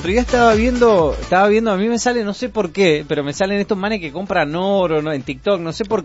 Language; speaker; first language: Spanish; native; Spanish